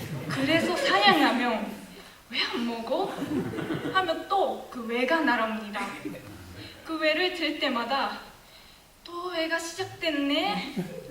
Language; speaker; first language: Korean; non-native, fluent; Japanese